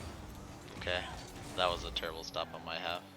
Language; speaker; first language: English; native; English